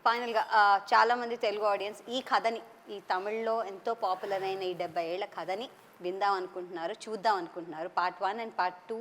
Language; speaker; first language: Telugu; native; Telugu